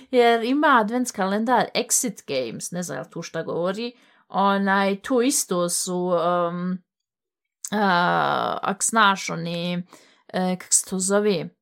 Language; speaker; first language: Bosnian; native; Bosnian